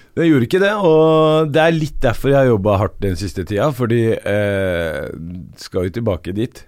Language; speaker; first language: Norwegian; early bilingual, other home language; Arabic